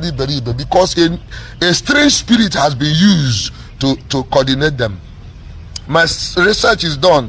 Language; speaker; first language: English; non-native, local second language; Igbo